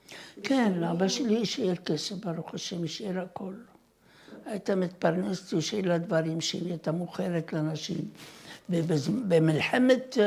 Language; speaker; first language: Hebrew; non-native, fluent; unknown